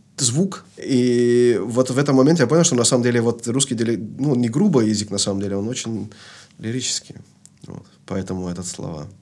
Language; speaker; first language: Russian; non-native, fluent; Dutch